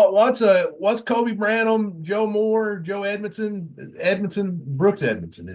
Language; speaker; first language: English; native; English